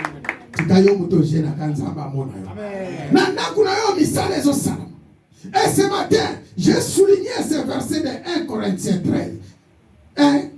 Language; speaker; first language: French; non-native, local second language; Lingala